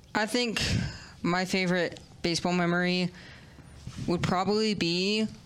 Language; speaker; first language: English; native; English